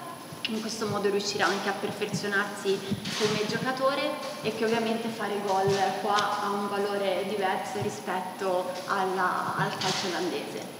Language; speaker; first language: Italian; native; Italian